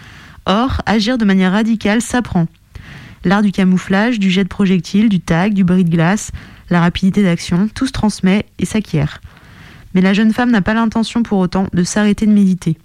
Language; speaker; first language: French; native; French